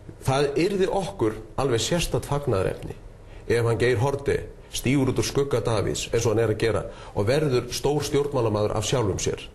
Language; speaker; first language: Icelandic; native; Icelandic